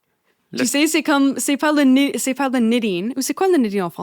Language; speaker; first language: French; non-native, fluent; English